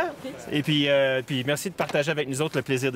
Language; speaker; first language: French; native; French